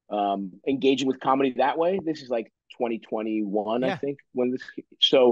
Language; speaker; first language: English; native; English